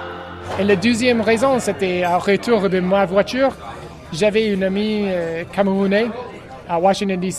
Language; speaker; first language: French; non-native, learner; English